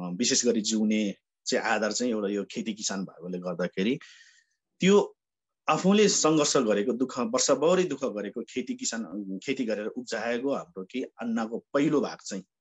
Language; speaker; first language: Nepali; non-native, local second language; Sherpa